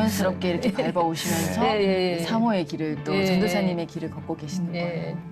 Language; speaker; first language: Korean; native; Korean